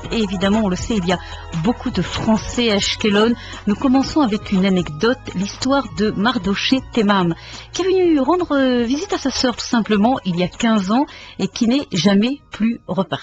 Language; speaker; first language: French; native; French